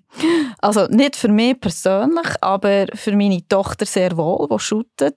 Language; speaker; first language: German; native; German